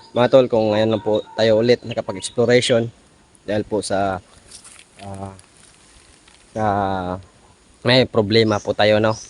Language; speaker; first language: Filipino; non-native, local second language; Cebuano